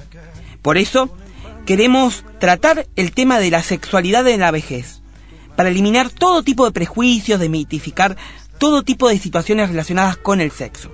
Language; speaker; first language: Spanish; native; Spanish